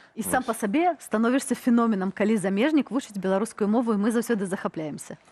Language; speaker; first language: Belarusian; native; Belarusian